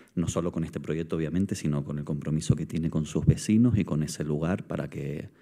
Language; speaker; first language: Spanish; native; Spanish